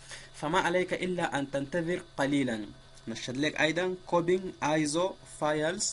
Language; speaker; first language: Arabic; native; Arabic